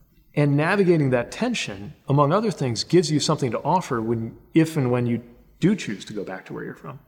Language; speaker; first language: English; native; English